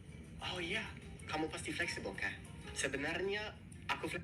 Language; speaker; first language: Indonesian; non-native, fluent; English